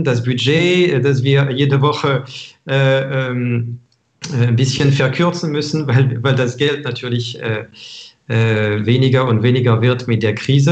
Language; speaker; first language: German; non-native, fluent; French